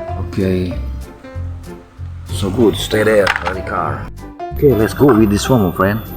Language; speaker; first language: English; non-native, learner; Indonesian